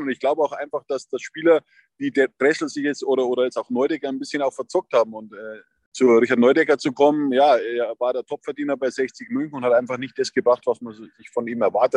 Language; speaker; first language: German; native; German